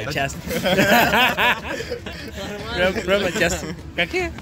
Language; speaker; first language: Russian; non-native, learner; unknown